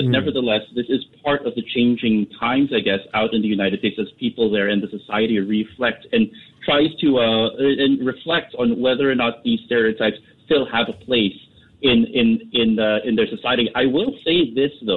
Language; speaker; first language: English; non-native, local second language; Filipino